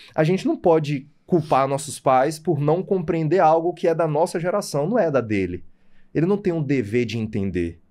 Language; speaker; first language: Portuguese; native; Portuguese